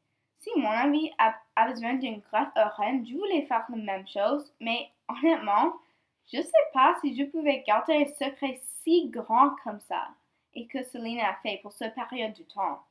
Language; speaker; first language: French; non-native, learner; English